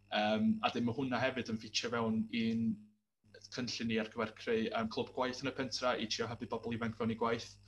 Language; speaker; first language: Welsh; native; Welsh